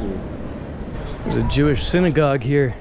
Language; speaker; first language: English; native; English